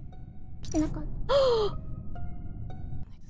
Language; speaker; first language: Japanese; native; Japanese